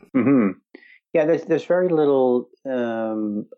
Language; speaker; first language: English; native; English